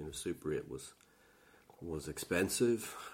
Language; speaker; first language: English; native; English